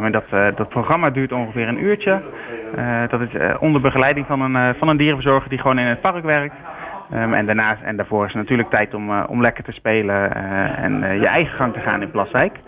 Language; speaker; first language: Dutch; native; Dutch